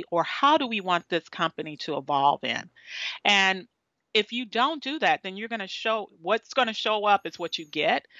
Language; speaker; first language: English; native; English